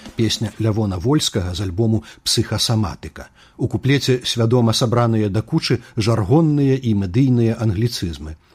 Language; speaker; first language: Belarusian; native; Belarusian